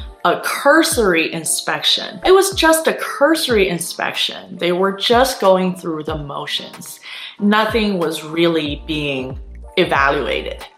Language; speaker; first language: English; non-native, fluent; Chinese